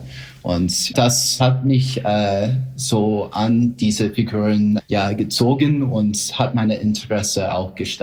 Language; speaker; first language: German; non-native, fluent; English